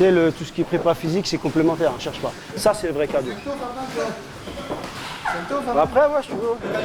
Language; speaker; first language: French; native; French